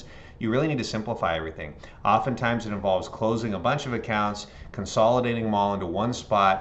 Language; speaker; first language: English; native; English